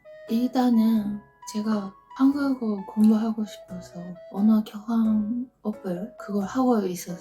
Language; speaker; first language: Korean; non-native, fluent; Japanese